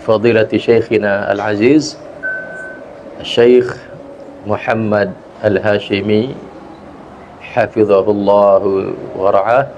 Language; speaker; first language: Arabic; non-native, fluent; Indonesian